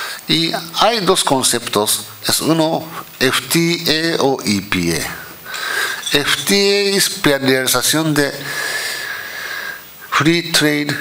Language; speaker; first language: Spanish; non-native, fluent; Japanese